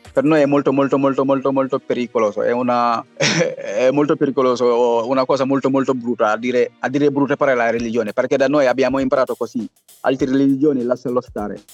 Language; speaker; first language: Italian; non-native, fluent; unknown